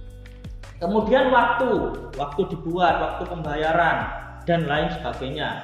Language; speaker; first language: Indonesian; native; Indonesian